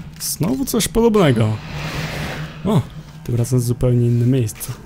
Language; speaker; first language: Polish; native; Polish